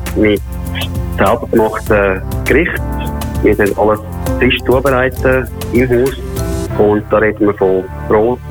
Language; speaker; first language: German; native; German